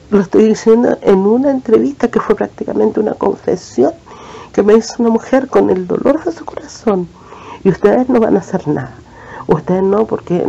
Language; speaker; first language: Spanish; native; Spanish